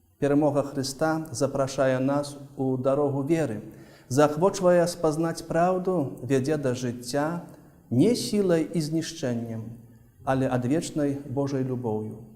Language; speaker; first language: Belarusian; native; Belarusian